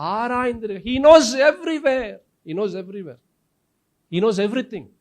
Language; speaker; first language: English; non-native, local second language; Tamil